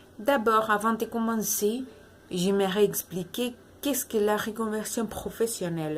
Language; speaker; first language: French; non-native, learner; Spanish